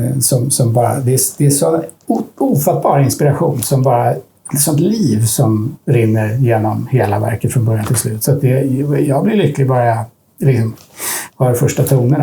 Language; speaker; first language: Swedish; native; Swedish